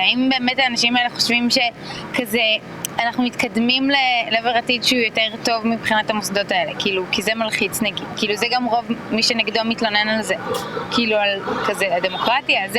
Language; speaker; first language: Hebrew; native; Hebrew